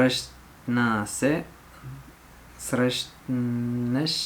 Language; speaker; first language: Bulgarian; non-native, learner; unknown